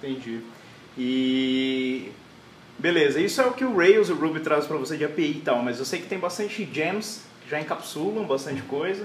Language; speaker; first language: Portuguese; native; Portuguese